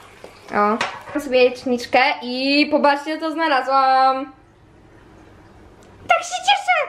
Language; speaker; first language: Polish; early bilingual, heritage; Polish